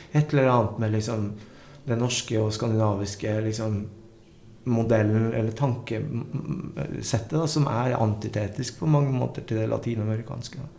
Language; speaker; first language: Norwegian; early bilingual, other home language; Spanish